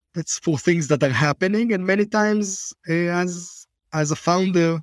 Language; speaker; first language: English; non-native, fluent; Hebrew